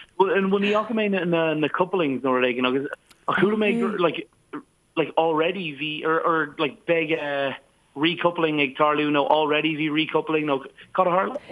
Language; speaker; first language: Irish; non-native, local second language; English